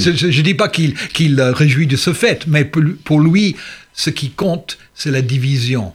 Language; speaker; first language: French; non-native, fluent; English